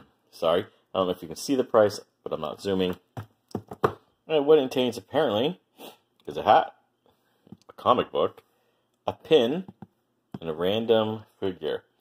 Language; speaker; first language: English; native; English